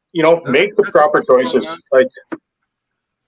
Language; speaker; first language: English; native; English